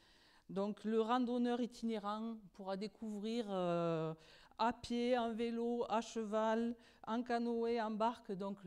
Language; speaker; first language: French; native; French